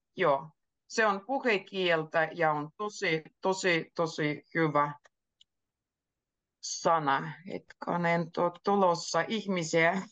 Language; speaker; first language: Finnish; native; Finnish